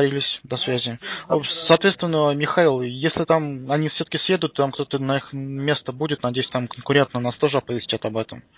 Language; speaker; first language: Russian; native; Russian